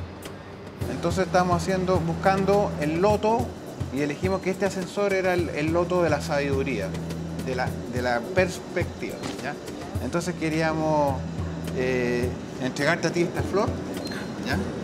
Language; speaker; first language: Spanish; native; Spanish